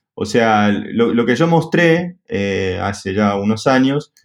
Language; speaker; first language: Spanish; native; Spanish